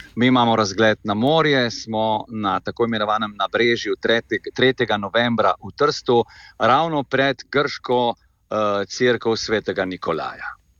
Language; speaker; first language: Slovenian; native; Slovenian